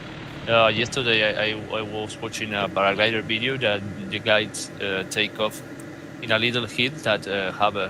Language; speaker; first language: English; non-native, fluent; Spanish